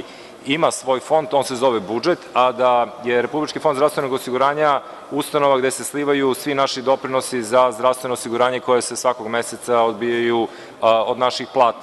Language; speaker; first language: Serbian; native; Serbian